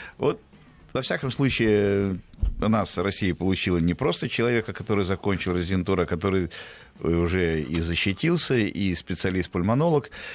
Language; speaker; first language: Russian; native; Russian